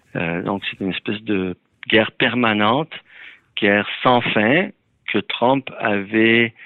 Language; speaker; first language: French; early bilingual, other home language; Persian